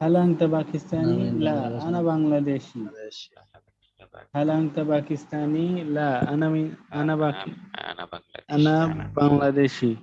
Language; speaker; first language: Arabic; non-native, learner; Bangla